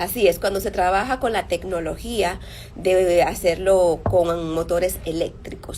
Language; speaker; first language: Spanish; native; Spanish